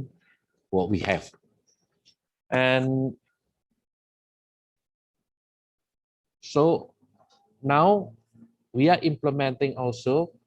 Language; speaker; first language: English; non-native, fluent; Indonesian